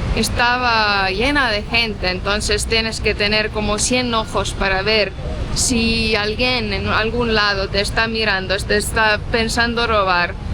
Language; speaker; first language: Spanish; non-native, fluent; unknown